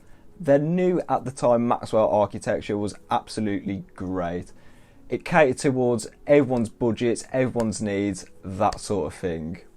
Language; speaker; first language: English; native; English